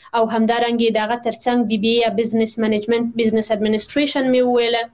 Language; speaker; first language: Pashto; non-native, local second language; Shughni